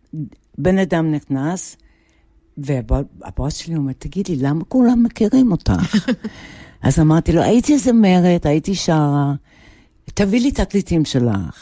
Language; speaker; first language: Hebrew; non-native, fluent; English